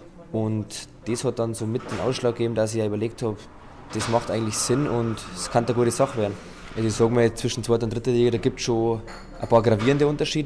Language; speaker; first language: German; native; German